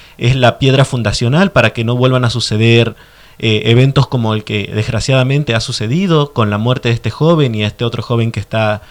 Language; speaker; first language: Spanish; native; Spanish